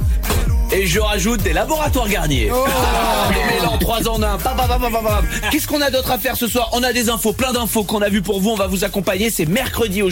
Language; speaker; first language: French; native; French